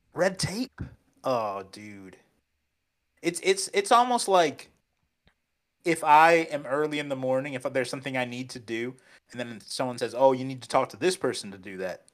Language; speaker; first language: English; native; English